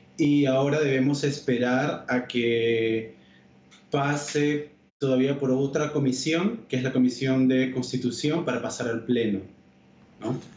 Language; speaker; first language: Spanish; native; Spanish